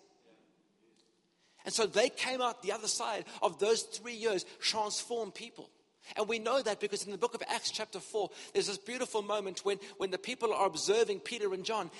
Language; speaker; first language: English; native; English